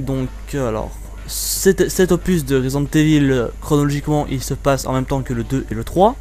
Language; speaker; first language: French; native; French